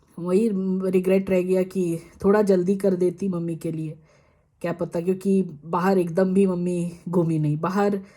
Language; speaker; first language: Hindi; native; Hindi